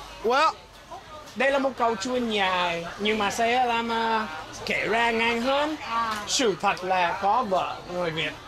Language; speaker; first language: Vietnamese; non-native, learner; English